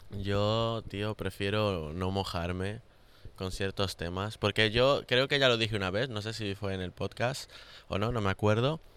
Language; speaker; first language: Spanish; native; Spanish